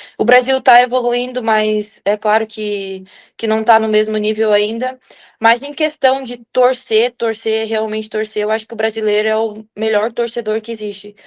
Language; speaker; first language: Portuguese; native; Portuguese